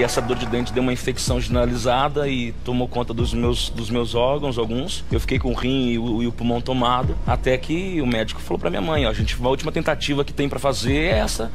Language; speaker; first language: Portuguese; native; Portuguese